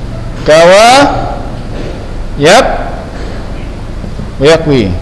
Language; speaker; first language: Arabic; non-native, fluent; Indonesian